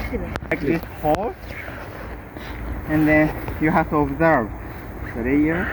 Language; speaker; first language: English; non-native, fluent; Japanese